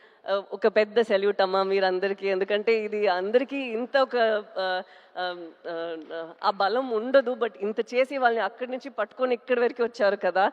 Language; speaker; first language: Telugu; non-native, local second language; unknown